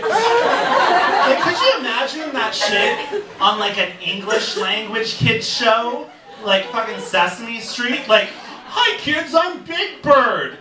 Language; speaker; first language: English; native; English